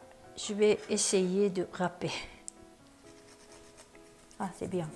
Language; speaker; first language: French; non-native, learner; Japanese